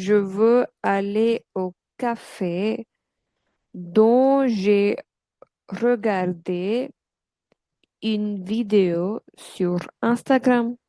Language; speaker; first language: French; non-native, fluent; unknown